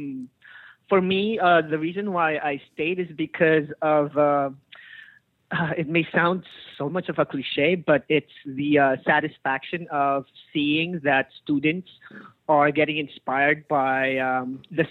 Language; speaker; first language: English; non-native, local second language; Filipino